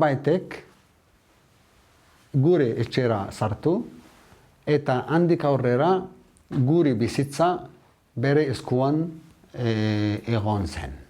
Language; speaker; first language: Basque; non-native, learner; Arabic